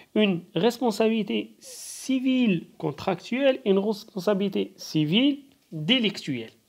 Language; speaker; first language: French; non-native, local second language; Arabic